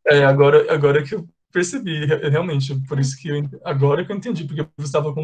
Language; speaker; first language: Portuguese; native; Portuguese